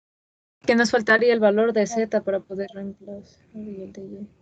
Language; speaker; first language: Spanish; native; Spanish